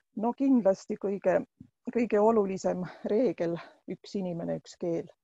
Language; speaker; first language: Estonian; non-native, local second language; Russian